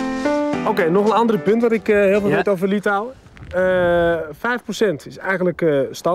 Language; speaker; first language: Dutch; native; Dutch